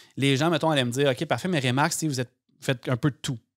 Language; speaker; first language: French; native; French